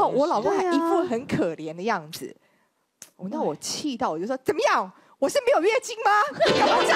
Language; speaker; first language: Chinese; native; Chinese